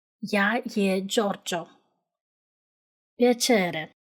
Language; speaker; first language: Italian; non-native, learner; Ukrainian